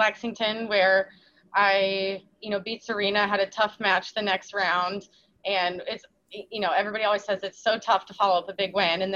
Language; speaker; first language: English; native; English